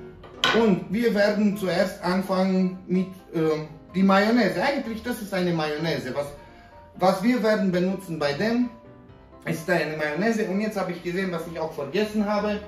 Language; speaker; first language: German; non-native, fluent; Romanian